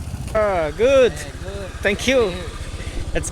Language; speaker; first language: English; non-native, learner; French